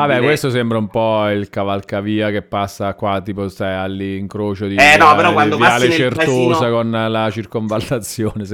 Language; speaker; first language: Italian; native; Italian